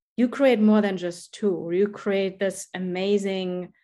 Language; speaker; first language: English; non-native, fluent; German